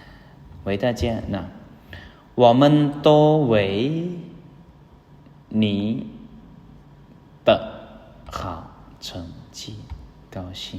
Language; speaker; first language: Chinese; non-native, fluent; Lao